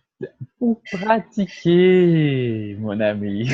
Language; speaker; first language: French; non-native, fluent; Portuguese